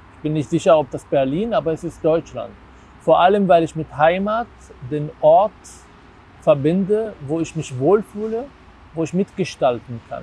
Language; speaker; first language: German; non-native, fluent; Arabic